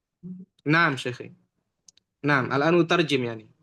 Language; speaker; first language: Arabic; non-native, fluent; Indonesian